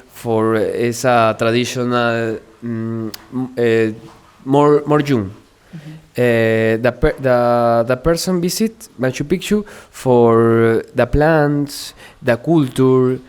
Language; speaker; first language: English; non-native, learner; Spanish